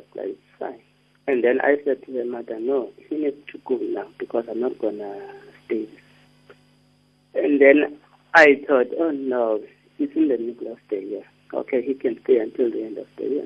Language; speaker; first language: English; non-native, local second language; Xhosa